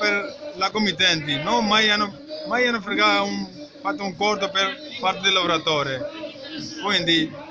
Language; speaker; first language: Italian; non-native, learner; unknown